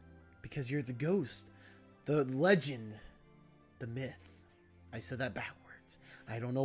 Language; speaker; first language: English; native; English